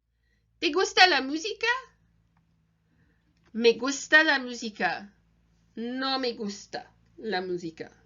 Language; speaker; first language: Spanish; non-native, learner; English